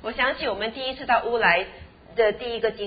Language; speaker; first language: Chinese; native; Chinese